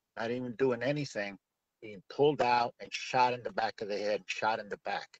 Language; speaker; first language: English; native; English